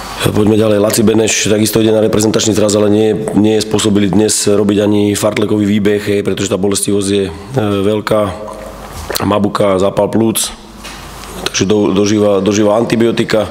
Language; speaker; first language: Slovak; native; Slovak